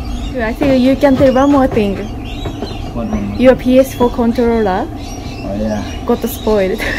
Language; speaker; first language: English; non-native, learner; Japanese